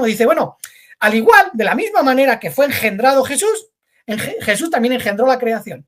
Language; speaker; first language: Spanish; native; Spanish